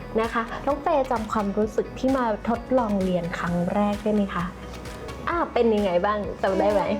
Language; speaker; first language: Thai; native; Thai